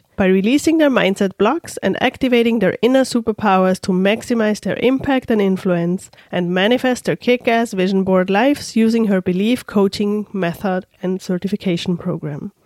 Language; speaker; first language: English; non-native, fluent; German